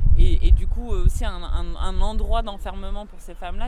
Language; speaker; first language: French; native; French